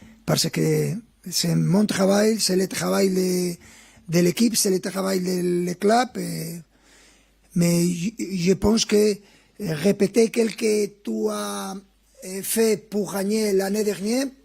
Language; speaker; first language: French; non-native, fluent; Spanish